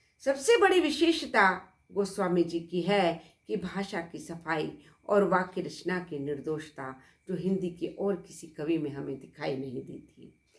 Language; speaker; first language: Hindi; native; Hindi